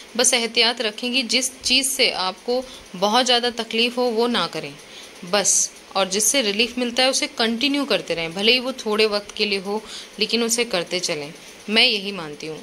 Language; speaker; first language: Hindi; native; Hindi